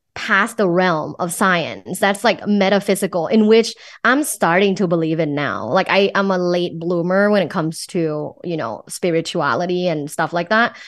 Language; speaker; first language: English; non-native, fluent; Thai